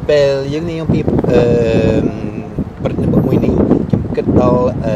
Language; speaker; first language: Khmer; non-native, fluent; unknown